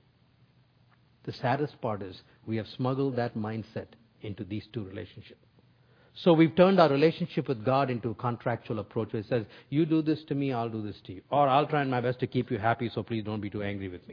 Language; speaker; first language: English; non-native, local second language; Tamil